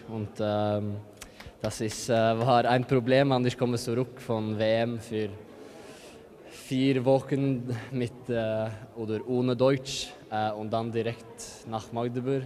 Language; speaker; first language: German; non-native, learner; Norwegian